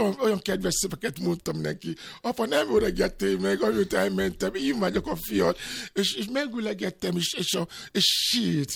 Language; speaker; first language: Hungarian; non-native, fluent; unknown